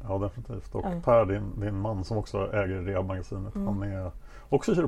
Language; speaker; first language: Swedish; native; Swedish